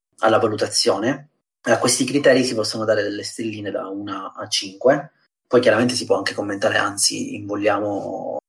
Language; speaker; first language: Italian; native; Italian